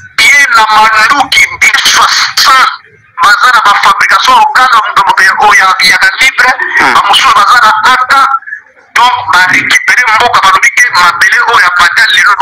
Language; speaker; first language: Lingala; non-native, local second language; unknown